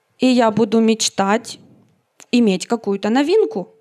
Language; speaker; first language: Czech; non-native, learner; Russian